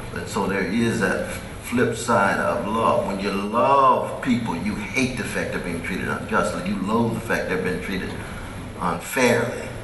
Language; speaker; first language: English; native; English